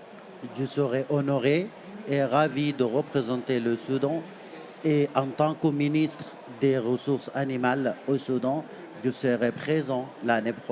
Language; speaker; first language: French; non-native, fluent; Arabic